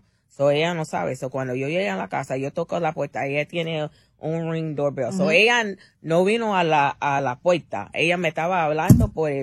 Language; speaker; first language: Spanish; early bilingual, heritage; Spanish